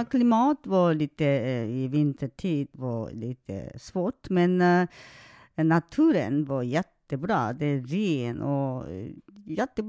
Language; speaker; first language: Swedish; non-native, fluent; Korean